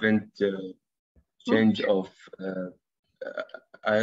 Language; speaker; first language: English; non-native, learner; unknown